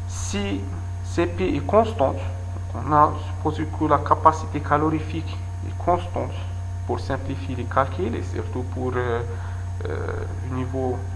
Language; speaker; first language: French; non-native, local second language; Arabic